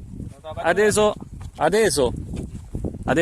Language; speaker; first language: Italian; non-native, learner; Sindhi